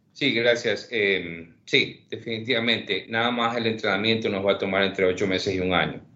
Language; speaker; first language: Spanish; native; Spanish